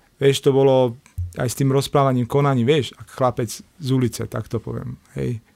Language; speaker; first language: Slovak; native; Slovak